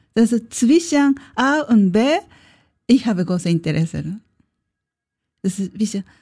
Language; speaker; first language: German; non-native, learner; Japanese